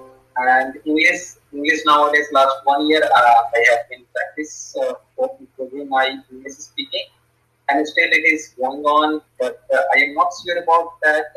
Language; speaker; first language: English; non-native, learner; Hindi